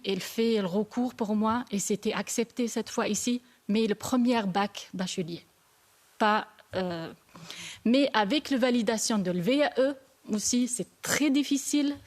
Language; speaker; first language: French; non-native, learner; Arabic